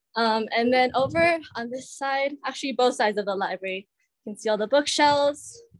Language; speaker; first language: English; native; English